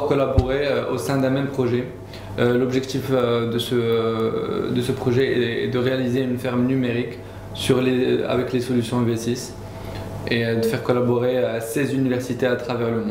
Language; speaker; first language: French; non-native, local second language; Arabic